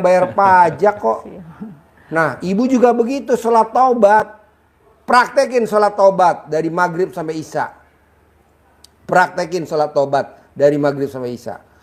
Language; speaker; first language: Indonesian; native; Indonesian